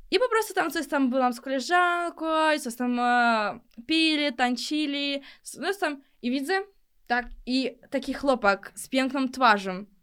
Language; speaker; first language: Polish; early bilingual, other home language; Russian